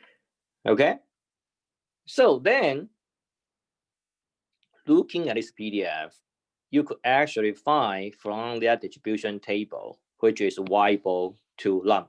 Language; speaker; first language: English; non-native, fluent; Chinese